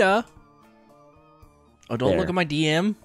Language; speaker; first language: English; native; English